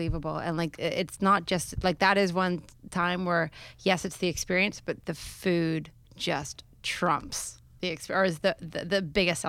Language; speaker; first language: English; native; English